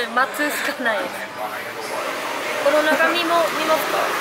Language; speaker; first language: Japanese; non-native, fluent; Vietnamese